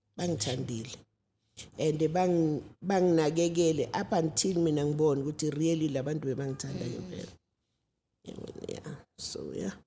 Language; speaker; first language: Zulu; native; Zulu